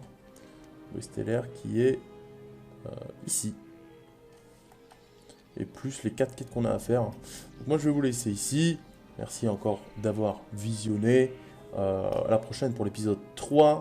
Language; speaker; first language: French; native; French